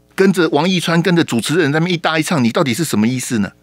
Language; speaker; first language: Chinese; native; Chinese